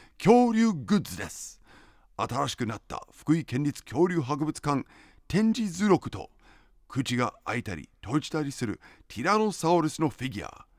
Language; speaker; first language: Japanese; non-native, fluent; English